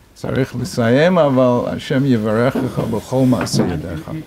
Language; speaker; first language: Hebrew; non-native, fluent; English